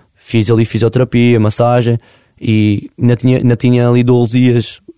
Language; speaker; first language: Portuguese; native; Portuguese